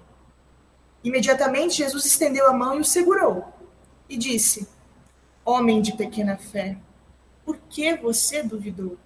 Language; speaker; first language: Portuguese; native; Portuguese